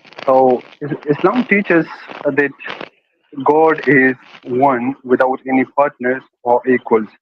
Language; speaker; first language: English; non-native, learner; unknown